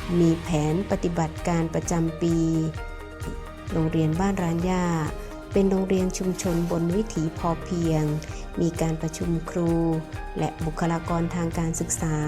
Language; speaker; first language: Thai; native; Thai